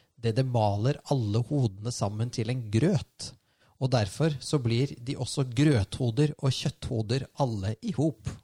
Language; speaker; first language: Norwegian; native; Norwegian